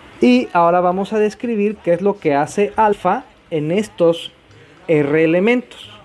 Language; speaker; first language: Spanish; native; Spanish